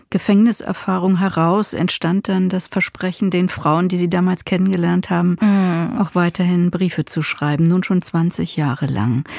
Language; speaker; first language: German; native; German